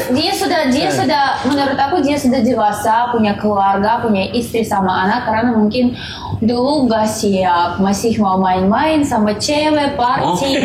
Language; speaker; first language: Indonesian; non-native, learner; Russian